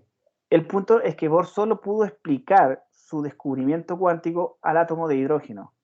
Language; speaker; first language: Spanish; native; Spanish